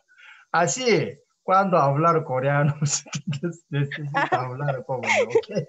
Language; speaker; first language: Spanish; non-native, learner; Korean